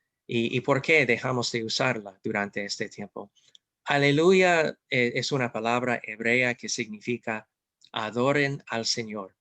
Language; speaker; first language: Spanish; non-native, fluent; English